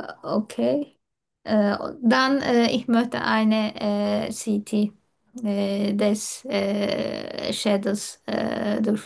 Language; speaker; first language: German; non-native, learner; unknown